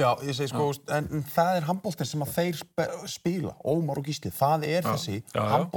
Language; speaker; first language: Icelandic; native; Icelandic